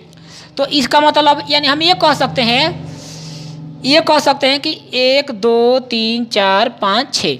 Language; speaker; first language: Hindi; non-native, local second language; Bhojpuri